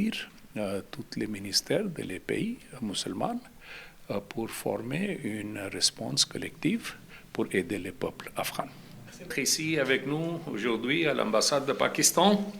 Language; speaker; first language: French; non-native, fluent; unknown